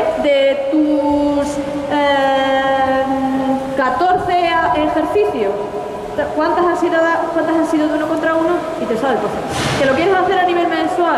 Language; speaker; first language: Spanish; native; Spanish